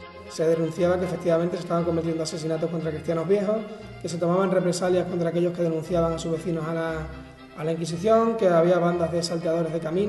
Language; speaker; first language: Spanish; native; Spanish